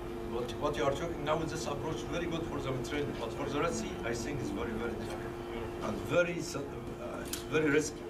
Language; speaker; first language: English; non-native, fluent; Arabic